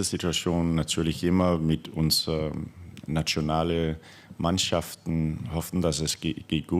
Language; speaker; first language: German; non-native, fluent; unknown